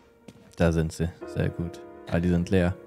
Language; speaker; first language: German; native; German